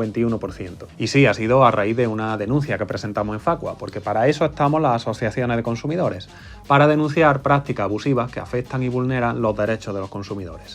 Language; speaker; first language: Spanish; native; Spanish